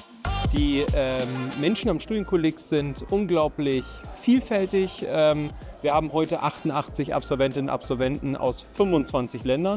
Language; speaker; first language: German; native; German